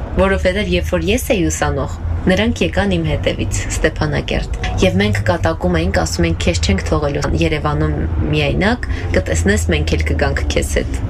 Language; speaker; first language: Armenian; native; Armenian